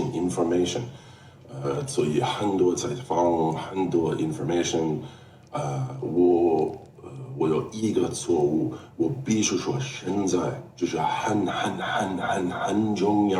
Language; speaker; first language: Chinese; non-native, learner; English